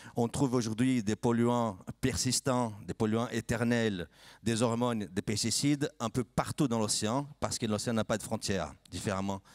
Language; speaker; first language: French; non-native, fluent; Portuguese